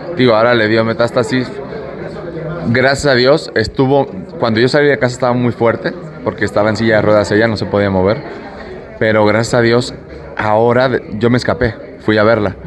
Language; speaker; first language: Spanish; native; Spanish